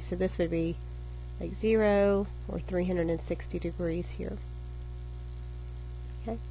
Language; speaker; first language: English; native; English